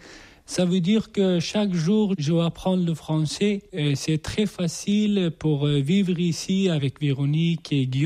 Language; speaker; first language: French; non-native, learner; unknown